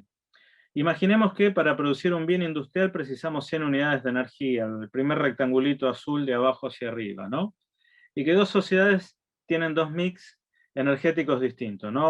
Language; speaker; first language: Spanish; native; Spanish